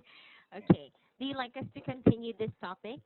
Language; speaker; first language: English; non-native, local second language; Filipino